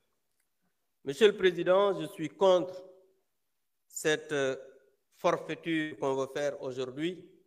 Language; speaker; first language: French; non-native, local second language; Wolof